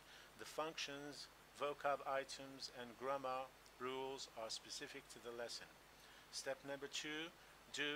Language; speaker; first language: English; non-native, local second language; Arabic